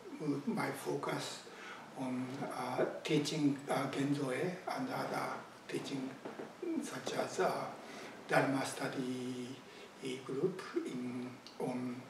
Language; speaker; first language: English; non-native, fluent; Japanese